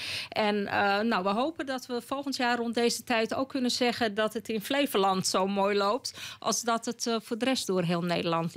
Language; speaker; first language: Dutch; native; Dutch